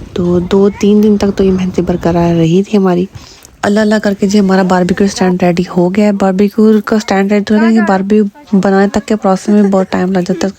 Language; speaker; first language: Urdu; native; Urdu